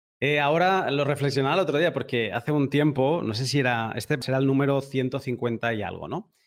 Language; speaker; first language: Spanish; native; Spanish